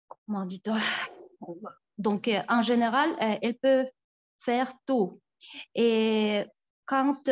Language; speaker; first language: French; non-native, fluent; Tuvinian